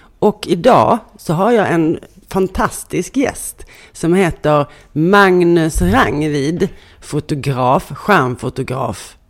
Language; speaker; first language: Swedish; native; Swedish